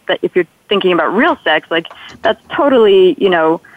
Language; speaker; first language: English; non-native, fluent; Polish